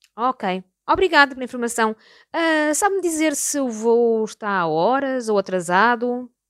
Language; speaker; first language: Portuguese; native; Portuguese